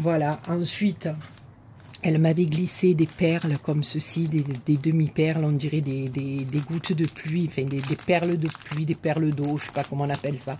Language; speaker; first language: French; native; French